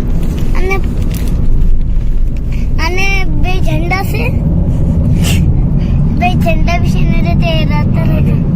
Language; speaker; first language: Gujarati; non-native, local second language; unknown